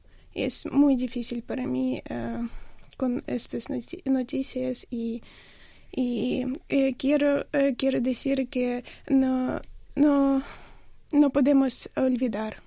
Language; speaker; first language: Spanish; non-native, learner; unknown